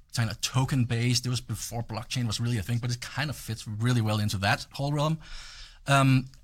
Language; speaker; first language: English; non-native, fluent; Danish